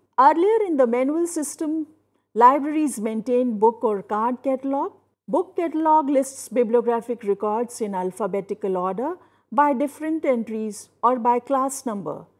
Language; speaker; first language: English; non-native, local second language; Hindi